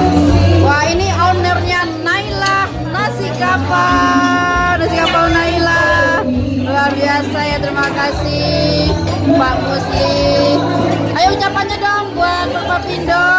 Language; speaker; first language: Indonesian; native; Indonesian